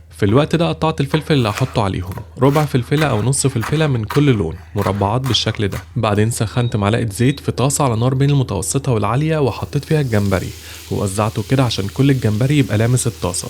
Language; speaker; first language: Arabic; native; Arabic